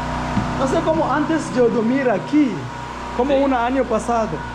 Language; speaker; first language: Spanish; non-native, learner; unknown